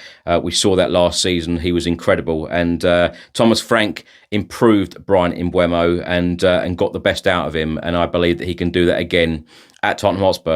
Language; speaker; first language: English; native; English